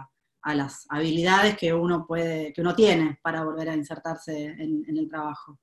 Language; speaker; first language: Spanish; native; Spanish